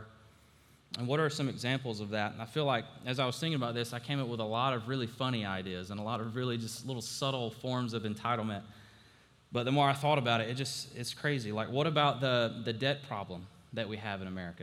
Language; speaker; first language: English; native; English